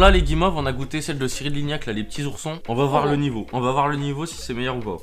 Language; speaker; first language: French; native; French